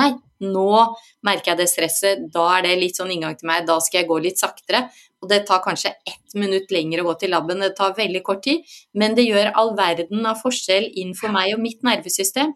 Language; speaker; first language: Norwegian; native; Norwegian